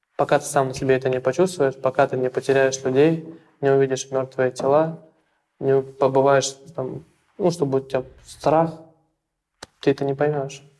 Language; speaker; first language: Russian; native; Russian